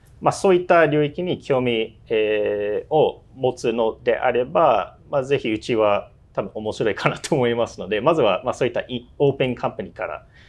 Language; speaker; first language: Japanese; non-native, fluent; English